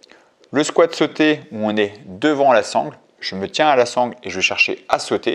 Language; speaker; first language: French; native; French